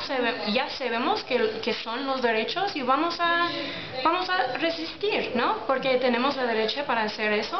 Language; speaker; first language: Spanish; non-native, learner; English